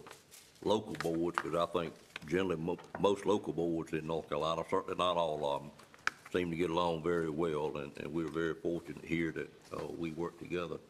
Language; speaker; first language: English; native; English